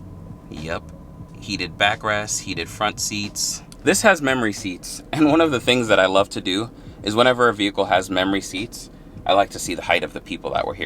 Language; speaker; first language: English; native; English